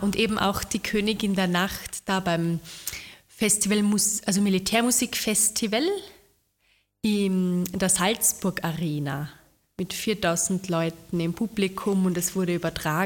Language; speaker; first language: German; native; German